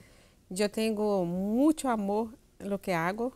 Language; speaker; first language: Spanish; non-native, learner; Portuguese